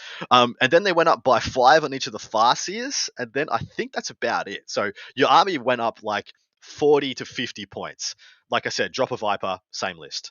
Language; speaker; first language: English; native; English